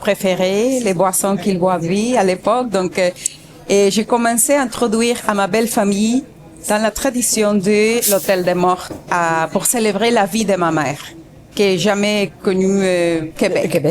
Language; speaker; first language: French; non-native, fluent; Spanish